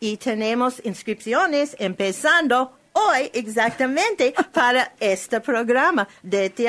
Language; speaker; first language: Spanish; non-native, learner; English